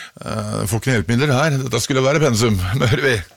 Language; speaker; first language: Norwegian; native; Norwegian